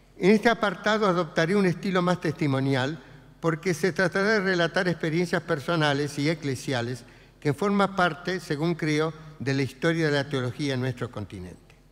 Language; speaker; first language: Spanish; native; Spanish